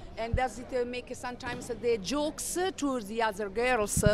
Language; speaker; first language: English; non-native, learner; Italian